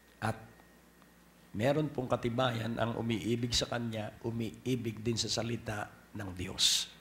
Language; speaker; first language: Filipino; native; Filipino